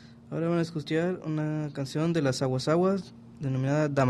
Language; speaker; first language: Spanish; native; Spanish